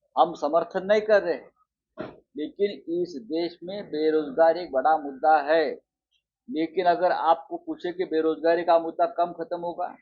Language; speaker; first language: Hindi; non-native, local second language; Marathi